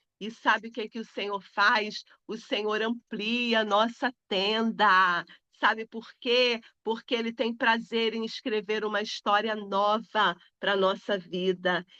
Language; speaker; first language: Portuguese; native; Portuguese